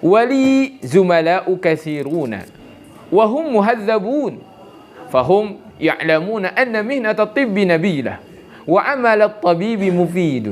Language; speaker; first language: Arabic; non-native, fluent; Indonesian